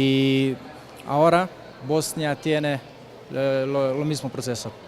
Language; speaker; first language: Spanish; non-native, learner; Croatian